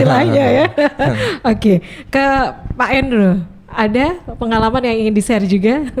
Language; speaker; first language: Indonesian; native; Indonesian